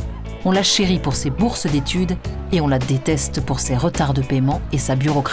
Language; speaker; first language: French; native; French